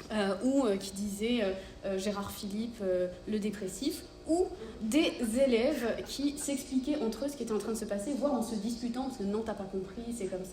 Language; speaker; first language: French; native; French